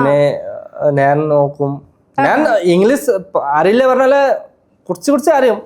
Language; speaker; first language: Malayalam; non-native, local second language; Bangla